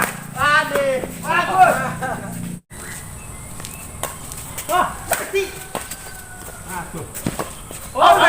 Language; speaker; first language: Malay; non-native, local second language; Minangkabau